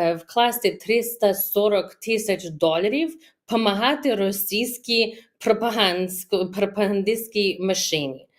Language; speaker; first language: Ukrainian; early bilingual, heritage; Ukrainian